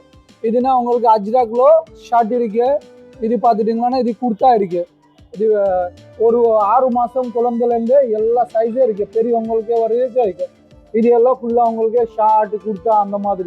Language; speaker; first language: Tamil; native; Tamil